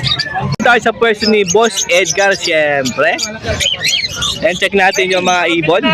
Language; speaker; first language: Filipino; native; Filipino